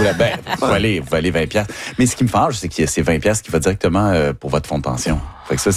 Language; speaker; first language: French; native; French